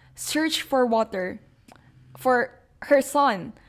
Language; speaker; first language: English; non-native, local second language; Filipino